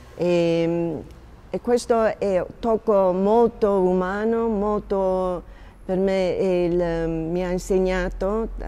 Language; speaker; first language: Italian; non-native, fluent; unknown